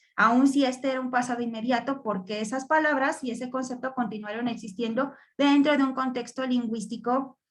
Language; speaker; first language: Spanish; native; Spanish